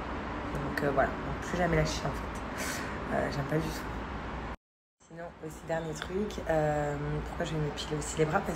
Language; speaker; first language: French; native; French